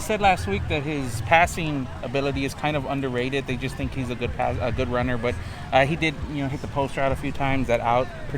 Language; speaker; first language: English; native; English